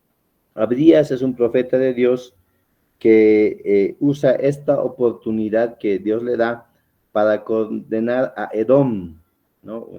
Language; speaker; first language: Spanish; native; Spanish